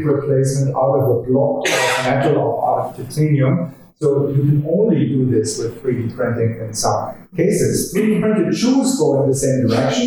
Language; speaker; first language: English; non-native, fluent; German